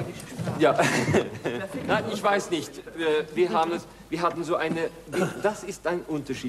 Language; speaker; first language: German; non-native, fluent; Swedish